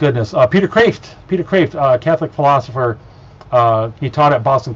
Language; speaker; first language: English; native; English